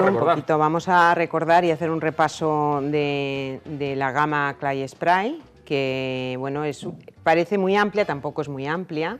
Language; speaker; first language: Spanish; native; Spanish